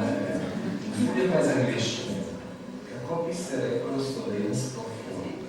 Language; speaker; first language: Slovenian; non-native, learner; Polish